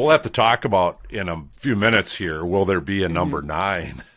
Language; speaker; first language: English; native; English